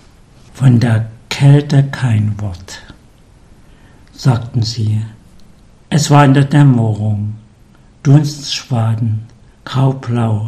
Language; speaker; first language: German; native; German